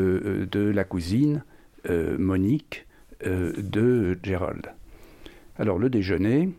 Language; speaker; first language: French; native; French